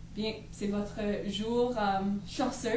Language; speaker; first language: French; native; French